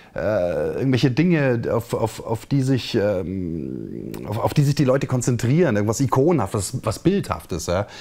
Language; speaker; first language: German; native; German